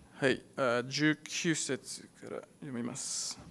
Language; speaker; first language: Japanese; non-native, learner; Afrikaans